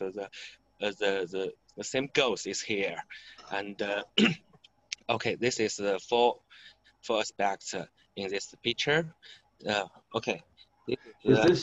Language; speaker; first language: English; non-native, learner; Chinese